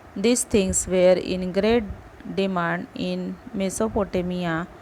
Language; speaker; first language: English; non-native, local second language; Marathi